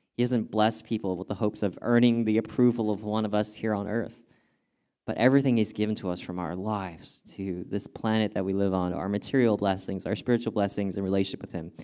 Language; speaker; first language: English; native; English